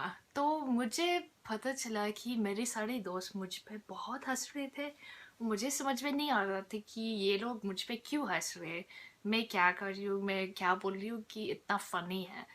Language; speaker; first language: Hindi; non-native, fluent; English